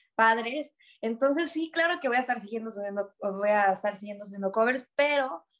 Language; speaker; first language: Spanish; native; Spanish